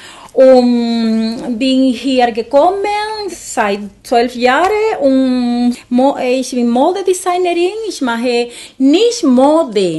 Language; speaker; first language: German; non-native, learner; Spanish